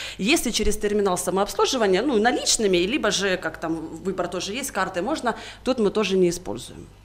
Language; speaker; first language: Russian; native; Russian